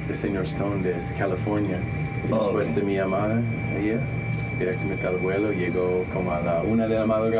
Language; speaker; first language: Spanish; non-native, learner; English